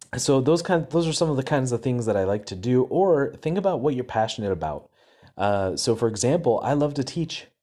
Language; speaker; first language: English; native; English